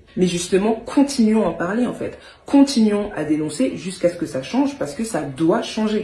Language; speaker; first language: French; native; French